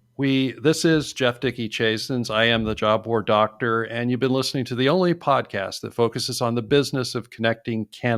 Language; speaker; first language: English; native; English